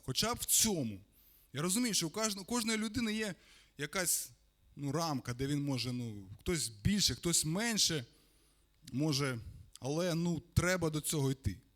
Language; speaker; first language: Ukrainian; non-native, local second language; Russian